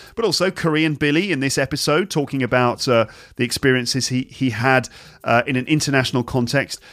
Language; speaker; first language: English; native; English